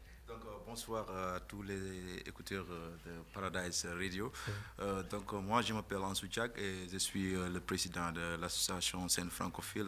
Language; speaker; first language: French; non-native, fluent; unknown